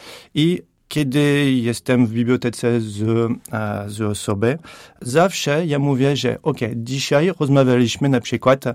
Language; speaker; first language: Polish; non-native, learner; French